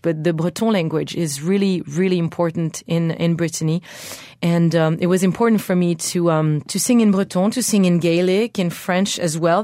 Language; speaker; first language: English; non-native, fluent; French